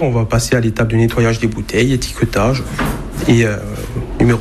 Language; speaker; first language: French; native; French